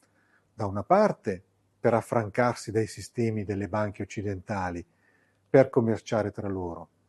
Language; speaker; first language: Italian; native; Italian